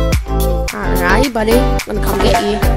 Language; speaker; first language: English; native; English